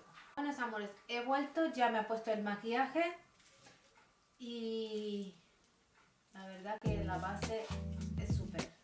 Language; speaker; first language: Spanish; non-native, fluent; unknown